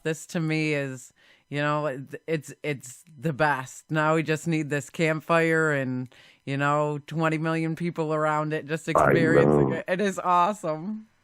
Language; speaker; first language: English; native; English